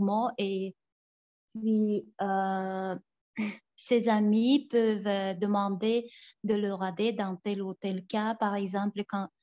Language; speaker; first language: French; non-native, fluent; Tuvinian